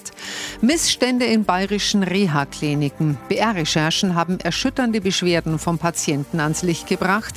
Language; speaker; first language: German; native; German